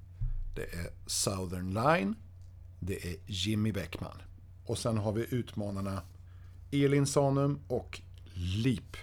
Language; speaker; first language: Swedish; native; Swedish